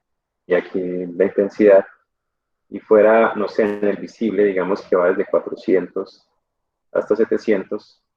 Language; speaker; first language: Spanish; native; Spanish